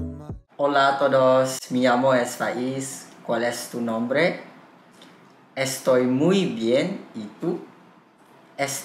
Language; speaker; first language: Spanish; non-native, learner; Malay